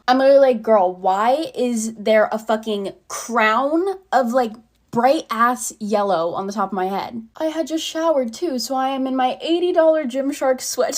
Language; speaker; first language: English; native; English